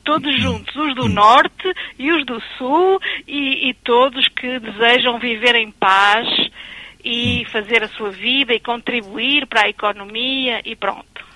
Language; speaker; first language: Portuguese; early bilingual, other home language; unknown